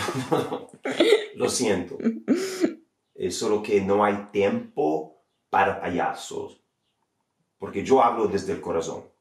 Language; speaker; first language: Spanish; non-native, fluent; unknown